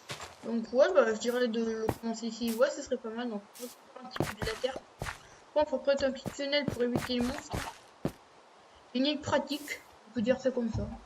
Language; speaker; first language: French; native; French